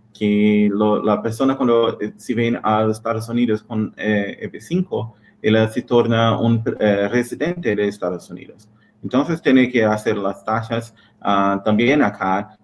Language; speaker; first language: Spanish; non-native, learner; Portuguese